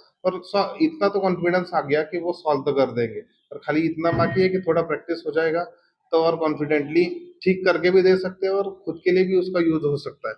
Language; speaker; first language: Hindi; non-native, local second language; Marathi